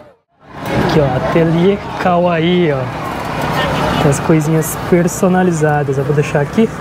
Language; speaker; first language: Portuguese; native; Portuguese